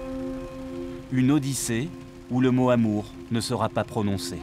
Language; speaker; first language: French; native; French